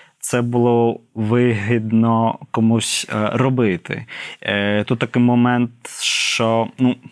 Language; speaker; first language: Ukrainian; non-native, fluent; English